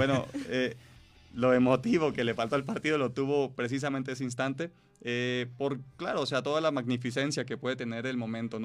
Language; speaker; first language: Spanish; native; Spanish